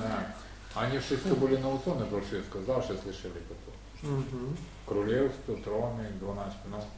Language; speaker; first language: Polish; non-native, learner; Russian